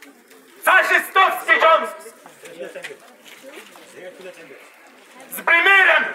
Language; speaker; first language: Polish; non-native, fluent; Arabic